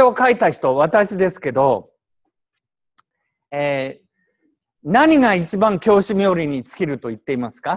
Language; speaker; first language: Japanese; native; Japanese